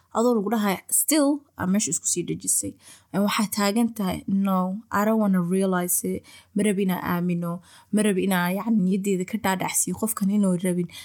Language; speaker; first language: Somali; early bilingual, heritage; Somali